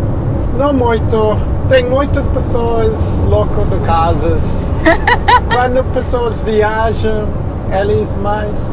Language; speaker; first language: Portuguese; non-native, learner; English